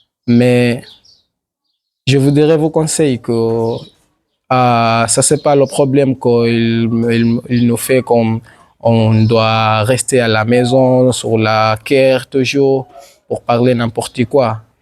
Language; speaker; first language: French; non-native, learner; Swahili